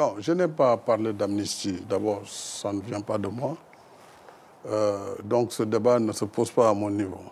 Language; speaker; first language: French; non-native, local second language; Fula